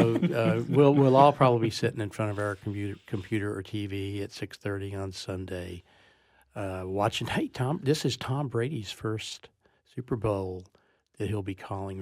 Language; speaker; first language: English; native; English